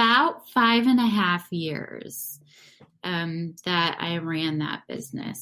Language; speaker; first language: English; native; English